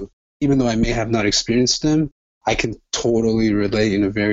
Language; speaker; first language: English; native; English